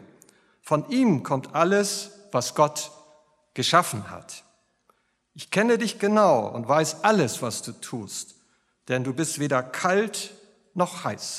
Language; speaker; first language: German; native; German